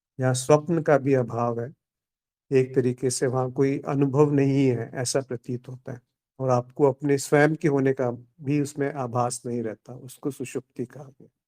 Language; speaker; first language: Hindi; native; Hindi